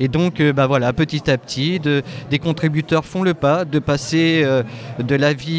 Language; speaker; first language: French; native; French